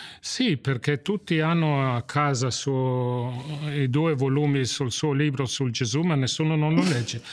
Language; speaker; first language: Italian; non-native, fluent; English